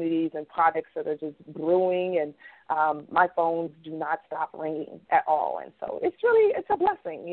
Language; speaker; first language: English; native; English